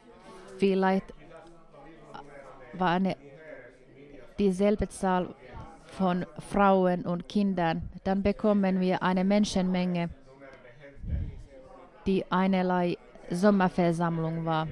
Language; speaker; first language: German; non-native, fluent; Finnish